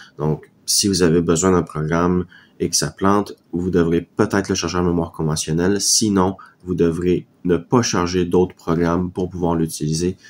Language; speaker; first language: French; native; French